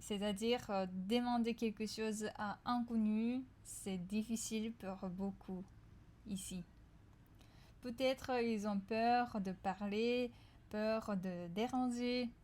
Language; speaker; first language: French; non-native, fluent; Japanese